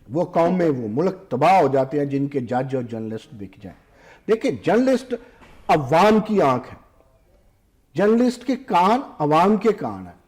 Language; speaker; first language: Urdu; non-native, local second language; Punjabi